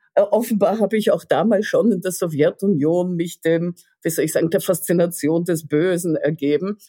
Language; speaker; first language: German; early bilingual, other home language; Russian